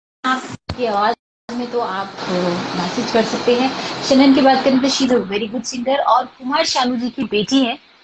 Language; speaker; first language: Hindi; native; Hindi